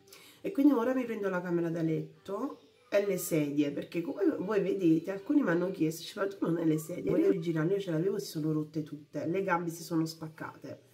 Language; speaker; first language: Italian; native; Italian